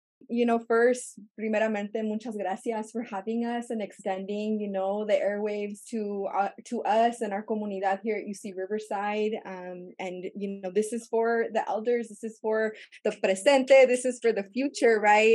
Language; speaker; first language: English; native; English